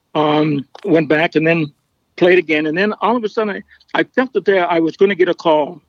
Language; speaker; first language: English; native; English